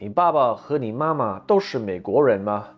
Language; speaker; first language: Chinese; non-native, learner; English